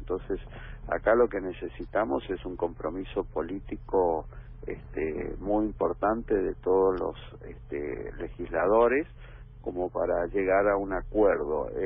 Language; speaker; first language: Spanish; native; Spanish